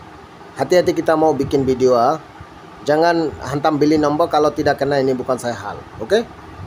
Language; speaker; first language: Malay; non-native, learner; Bangla